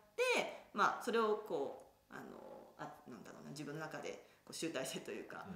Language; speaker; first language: Japanese; native; Japanese